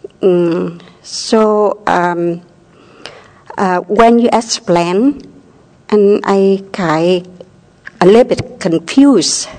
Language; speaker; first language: English; non-native, learner; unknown